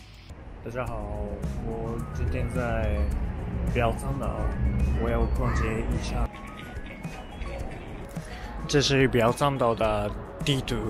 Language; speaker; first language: Chinese; non-native, learner; Japanese